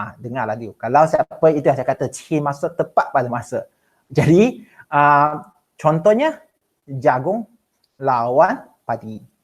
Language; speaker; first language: Malay; non-native, local second language; Chinese